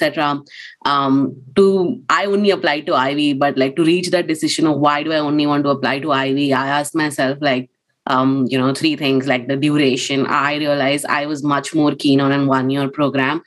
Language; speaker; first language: English; non-native, local second language; Hindi